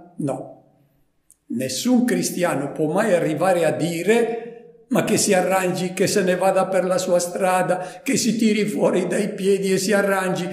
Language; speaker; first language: Italian; native; Italian